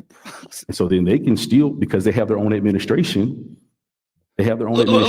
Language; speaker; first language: English; native; English